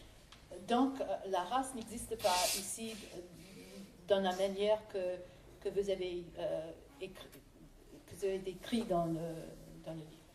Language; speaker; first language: French; non-native, fluent; English